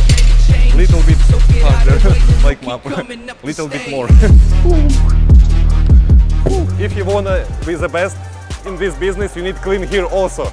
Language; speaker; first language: English; non-native, learner; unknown